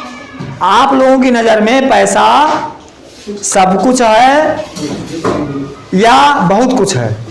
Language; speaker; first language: Hindi; native; Hindi